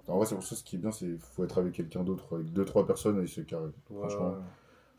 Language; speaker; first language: French; native; French